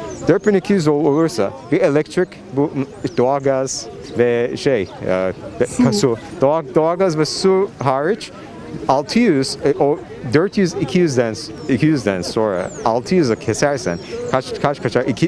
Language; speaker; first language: Turkish; non-native, fluent; English